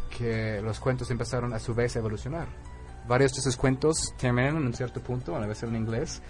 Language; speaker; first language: Spanish; non-native, fluent; English